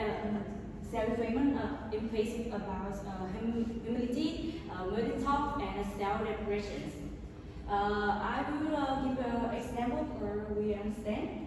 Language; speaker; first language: English; non-native, learner; Vietnamese